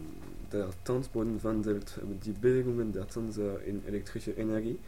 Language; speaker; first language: German; non-native, learner; French